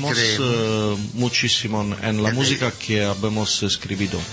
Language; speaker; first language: Spanish; non-native, learner; Italian